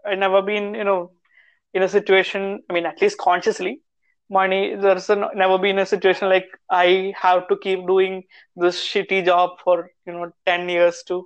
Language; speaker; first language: English; non-native, local second language; Malayalam